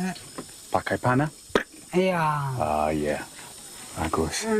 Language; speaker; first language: Indonesian; non-native, learner; English